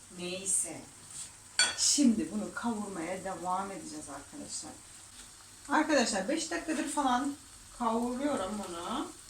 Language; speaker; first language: Turkish; non-native, fluent; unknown